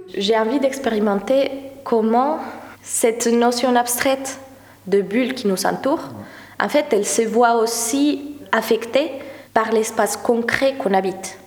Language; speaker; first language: French; non-native, fluent; Spanish